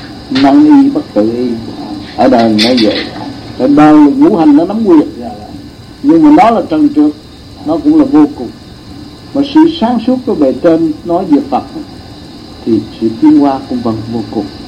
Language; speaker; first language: Vietnamese; native; Vietnamese